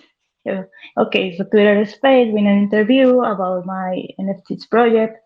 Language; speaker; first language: English; non-native, learner; Spanish